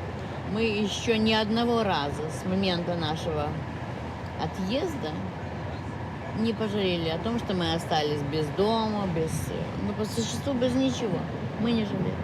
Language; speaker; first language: Russian; native; Russian